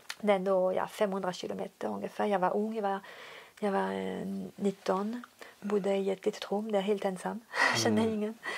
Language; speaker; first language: Swedish; non-native, fluent; French